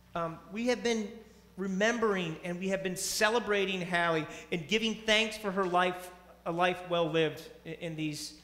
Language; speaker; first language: English; native; English